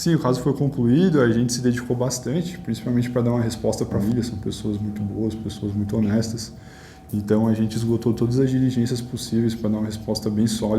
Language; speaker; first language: Portuguese; native; Portuguese